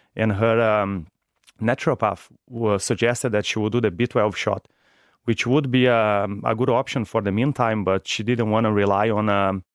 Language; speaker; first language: English; non-native, fluent; Portuguese